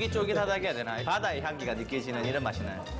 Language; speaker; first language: Korean; native; Korean